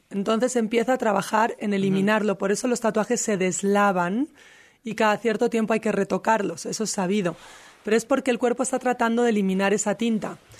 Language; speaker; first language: Spanish; native; Spanish